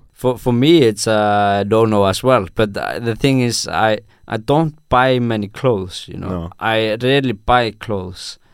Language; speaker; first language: English; non-native, fluent; Icelandic